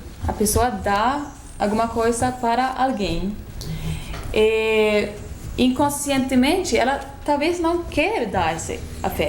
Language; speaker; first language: Portuguese; non-native, fluent; Swedish